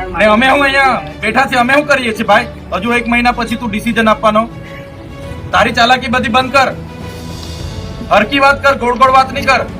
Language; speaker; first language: Gujarati; non-native, local second language; Vasavi